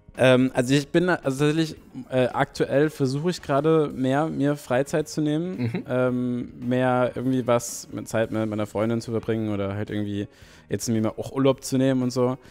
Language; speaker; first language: German; native; German